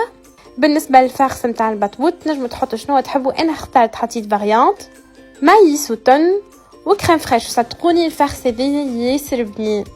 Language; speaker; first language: Arabic; native; Arabic